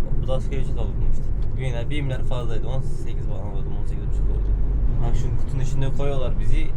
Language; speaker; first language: Turkish; native; Turkish